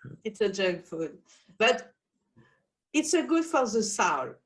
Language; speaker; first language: English; non-native, learner; French